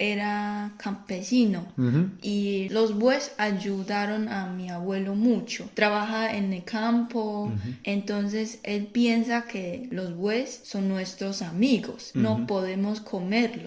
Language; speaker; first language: Spanish; non-native, fluent; Chinese